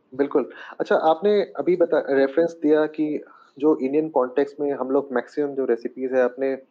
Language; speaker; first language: Hindi; native; Hindi